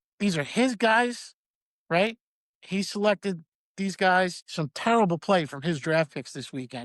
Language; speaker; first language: English; native; English